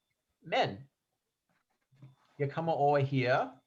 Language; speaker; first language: Danish; non-native, fluent; English